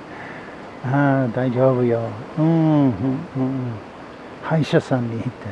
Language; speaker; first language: Japanese; non-native, learner; English